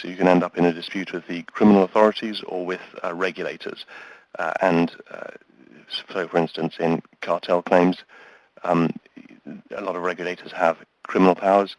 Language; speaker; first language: English; native; English